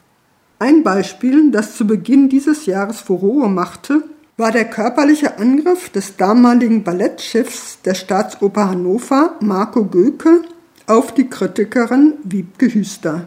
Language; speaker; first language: German; native; German